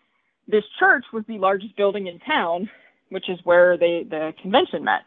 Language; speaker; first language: English; native; English